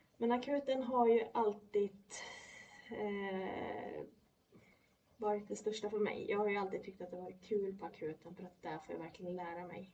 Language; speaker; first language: Swedish; early bilingual, other home language; Polish